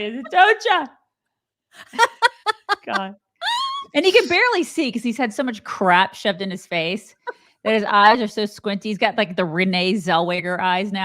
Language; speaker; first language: English; native; English